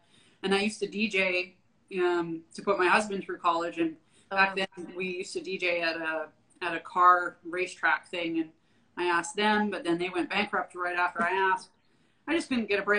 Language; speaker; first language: English; native; English